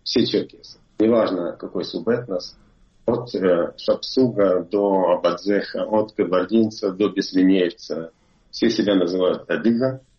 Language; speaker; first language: Russian; non-native, fluent; Adyghe